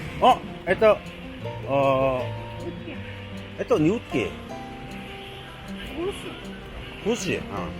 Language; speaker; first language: Russian; non-native, learner; Korean